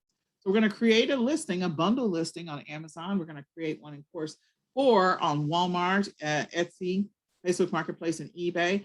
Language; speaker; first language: English; native; English